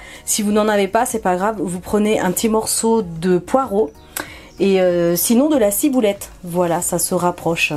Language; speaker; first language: French; native; French